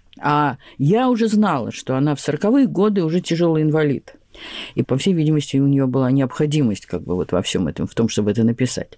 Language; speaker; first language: Russian; native; Russian